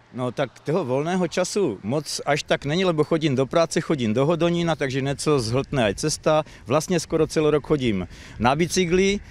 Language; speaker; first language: Slovak; native; Slovak